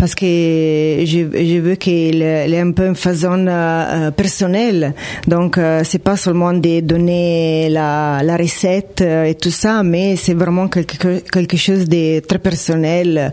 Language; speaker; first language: French; non-native, fluent; Italian